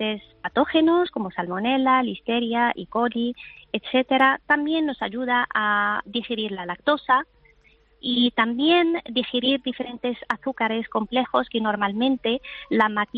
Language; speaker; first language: Spanish; non-native, fluent; Arabic